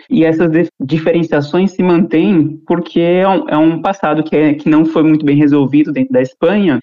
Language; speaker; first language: Portuguese; native; Portuguese